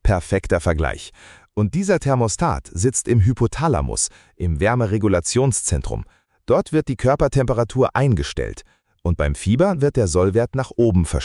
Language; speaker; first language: German; native; German